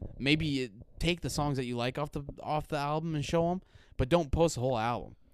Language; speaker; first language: English; native; English